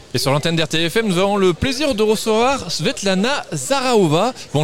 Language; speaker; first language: French; native; French